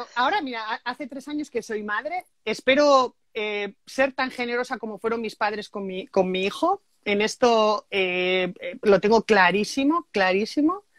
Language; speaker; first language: Spanish; native; Spanish